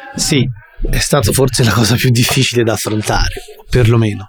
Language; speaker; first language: Italian; native; Italian